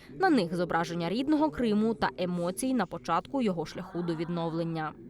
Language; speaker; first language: Ukrainian; native; Ukrainian